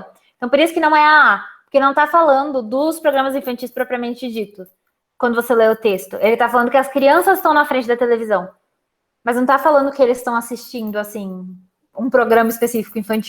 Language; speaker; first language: Portuguese; native; Portuguese